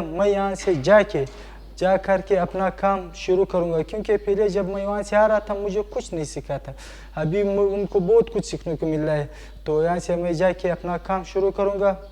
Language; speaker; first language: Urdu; non-native, local second language; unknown